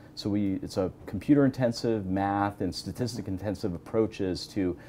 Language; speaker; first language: English; native; English